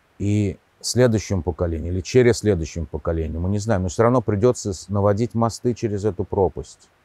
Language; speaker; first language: Russian; native; Russian